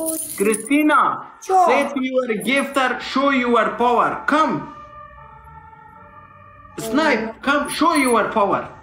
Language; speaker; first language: English; non-native, learner; Persian